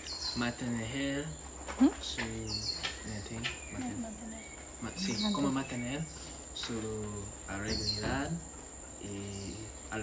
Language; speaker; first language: Spanish; non-native, learner; English